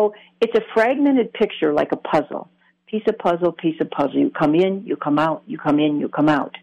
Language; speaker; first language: English; native; English